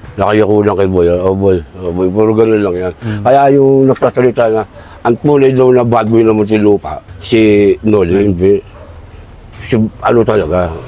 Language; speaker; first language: Filipino; native; Filipino